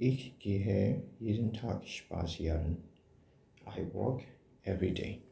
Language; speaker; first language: German; non-native, learner; Burmese